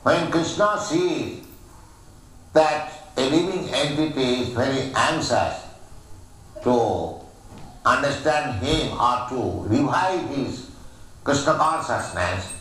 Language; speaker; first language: English; non-native, local second language; Bangla